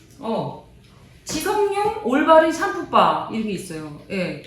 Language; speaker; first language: Korean; native; Korean